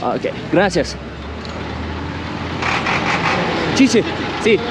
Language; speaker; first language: Spanish; non-native, learner; Turkish